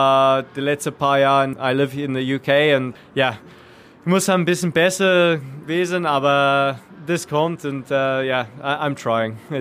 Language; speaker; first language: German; non-native, learner; English